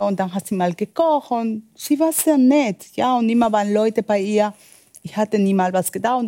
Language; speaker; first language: German; non-native, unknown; Spanish